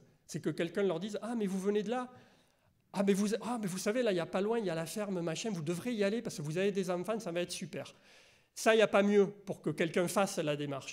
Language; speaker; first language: French; native; French